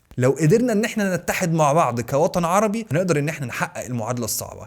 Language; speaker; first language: Arabic; native; Arabic